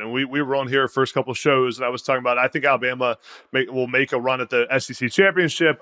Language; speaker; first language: English; native; English